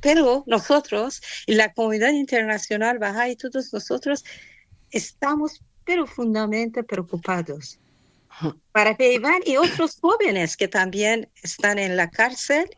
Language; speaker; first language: Spanish; non-native, fluent; Persian